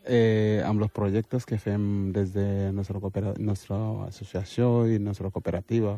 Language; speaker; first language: Catalan; non-native, fluent; Wolof